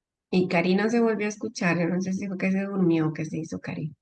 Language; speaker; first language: Spanish; native; Spanish